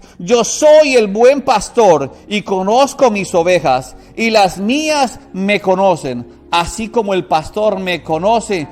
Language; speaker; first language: Spanish; native; Spanish